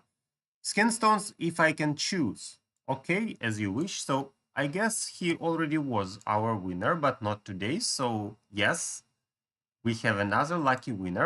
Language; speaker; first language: English; non-native, fluent; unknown